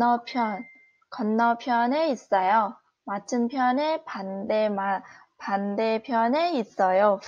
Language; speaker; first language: Korean; non-native, fluent; Vietnamese